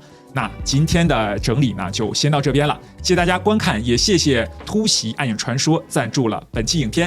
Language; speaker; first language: Chinese; native; Chinese